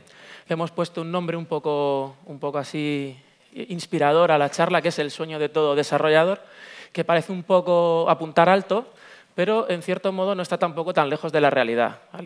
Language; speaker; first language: Spanish; native; Spanish